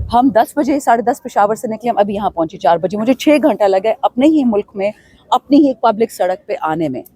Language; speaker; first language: Urdu; non-native, local second language; Pashto